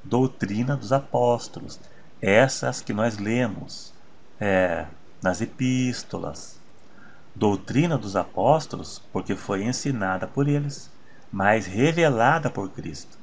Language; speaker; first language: Portuguese; native; Portuguese